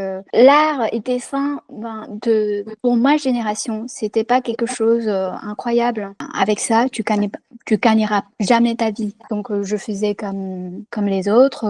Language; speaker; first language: French; non-native, fluent; Chinese